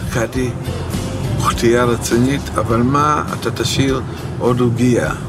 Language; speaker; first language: Hebrew; early bilingual, other home language; Russian